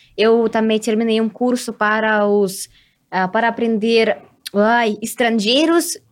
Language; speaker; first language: Portuguese; non-native, fluent; Russian